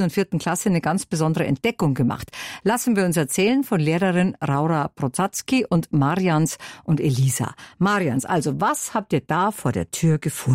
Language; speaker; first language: German; native; German